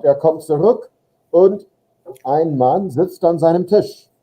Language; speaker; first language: German; non-native, fluent; English